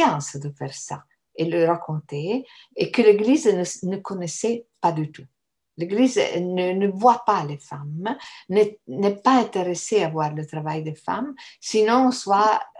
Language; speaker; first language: French; non-native, fluent; Italian